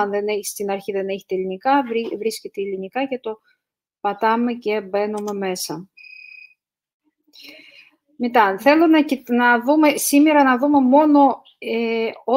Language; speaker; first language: Greek; non-native, fluent; Russian